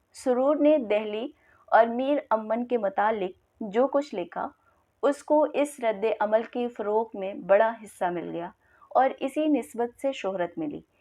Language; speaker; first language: Urdu; native; Urdu